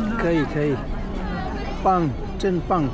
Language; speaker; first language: Chinese; non-native, fluent; Bangla